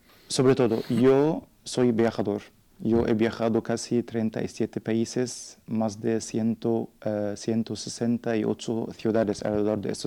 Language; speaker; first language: Spanish; non-native, learner; Arabic